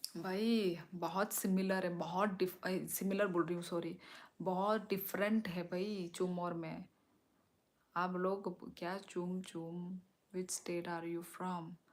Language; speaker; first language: Hindi; non-native, local second language; Kok Borok